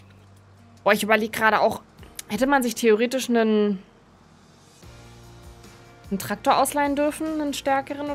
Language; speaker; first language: German; native; German